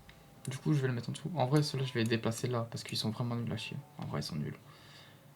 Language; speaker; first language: French; native; French